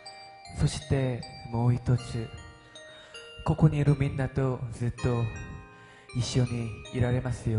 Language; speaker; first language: Japanese; non-native, learner; Korean